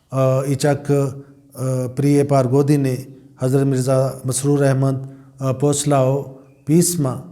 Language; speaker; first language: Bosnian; non-native, learner; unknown